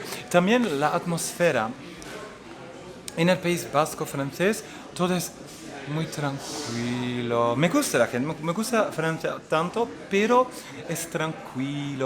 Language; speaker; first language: Spanish; non-native, fluent; Dutch